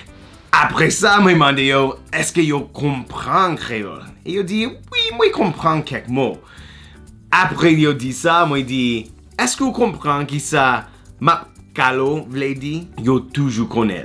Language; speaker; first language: Haitian Creole; non-native, learner; English